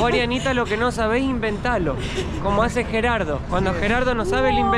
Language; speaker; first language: Spanish; native; Spanish